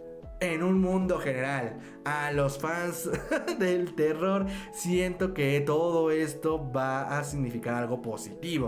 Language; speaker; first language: Spanish; native; Spanish